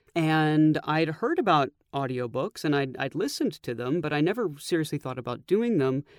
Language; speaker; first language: English; native; English